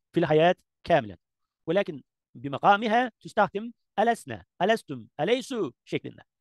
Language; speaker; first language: Arabic; non-native, learner; Turkish